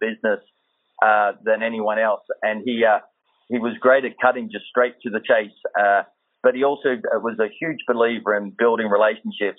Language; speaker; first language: English; native; English